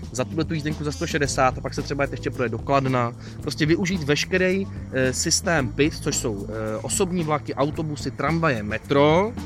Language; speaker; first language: Czech; native; Czech